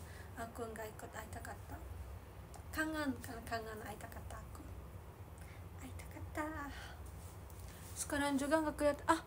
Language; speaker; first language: Indonesian; non-native, learner; Japanese